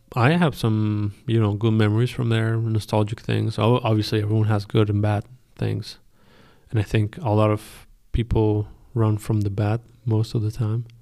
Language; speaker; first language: English; non-native, fluent; Spanish